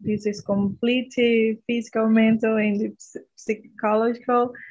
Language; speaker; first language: English; non-native, learner; Portuguese